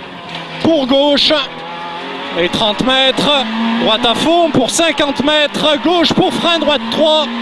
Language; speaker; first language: French; native; French